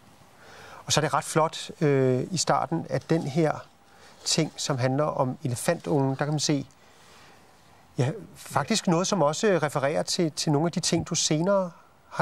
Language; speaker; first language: Danish; native; Danish